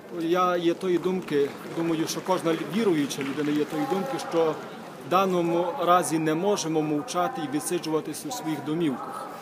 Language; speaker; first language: Ukrainian; native; Ukrainian